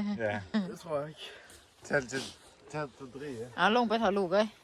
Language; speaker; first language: Danish; non-native, learner; Thai